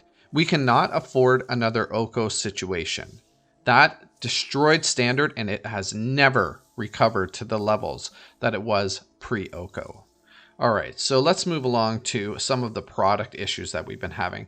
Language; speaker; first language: English; native; English